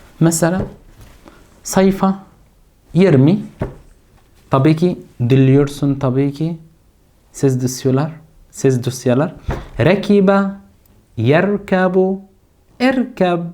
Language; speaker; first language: Turkish; non-native, fluent; Arabic